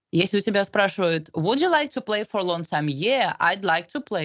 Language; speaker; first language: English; non-native, fluent; Russian